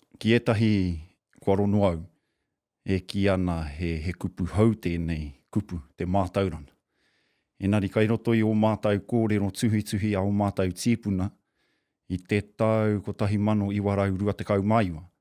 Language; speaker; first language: Māori; native; Māori